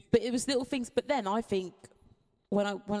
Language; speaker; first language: English; native; English